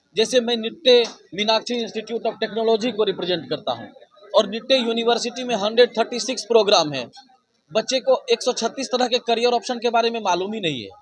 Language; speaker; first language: Hindi; native; Hindi